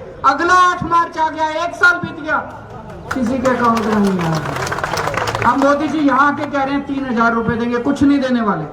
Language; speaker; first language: Hindi; native; Hindi